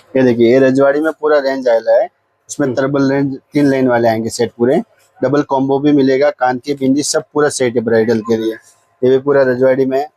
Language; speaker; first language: Hindi; non-native, local second language; Marathi